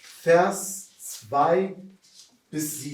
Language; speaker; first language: German; non-native, fluent; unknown